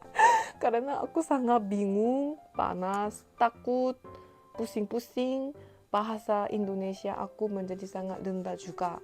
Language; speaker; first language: Indonesian; non-native, learner; Korean